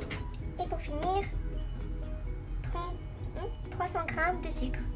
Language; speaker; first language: French; non-native, fluent; Japanese